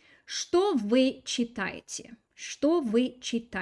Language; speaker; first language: Russian; non-native, fluent; English